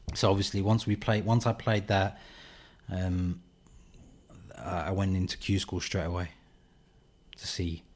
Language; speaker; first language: English; native; English